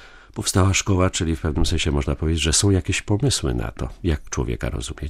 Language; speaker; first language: Polish; native; Polish